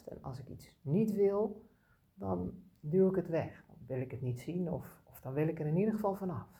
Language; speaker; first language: Dutch; native; Dutch